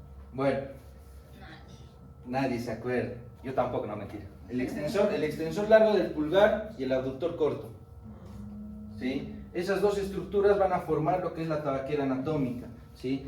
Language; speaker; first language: Spanish; native; Spanish